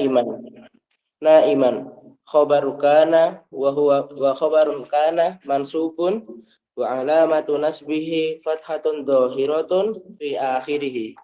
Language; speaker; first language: Arabic; non-native, learner; Indonesian